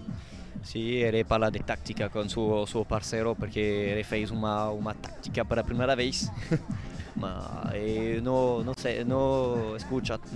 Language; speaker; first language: Portuguese; non-native, learner; Italian